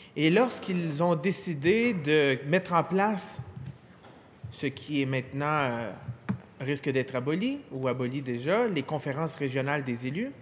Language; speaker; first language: French; native; French